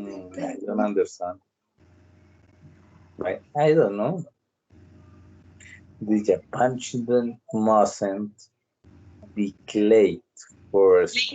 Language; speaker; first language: English; non-native, learner; Spanish